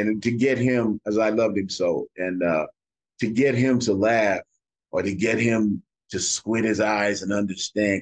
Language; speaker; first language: English; native; English